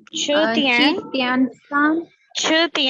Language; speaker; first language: Chinese; non-native, learner; Urdu